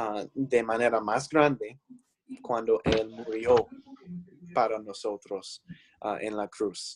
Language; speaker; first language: Spanish; non-native, fluent; English